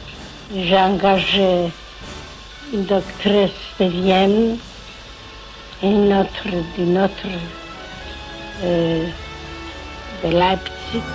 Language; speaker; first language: French; non-native, fluent; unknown